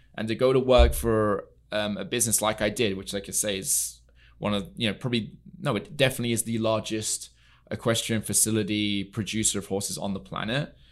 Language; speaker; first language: English; native; English